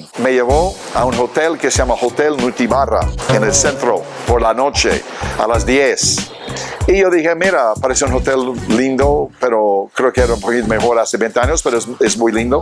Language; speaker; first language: Spanish; non-native, fluent; English